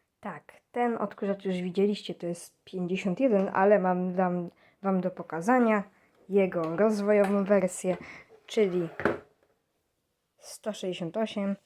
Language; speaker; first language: Polish; native; Polish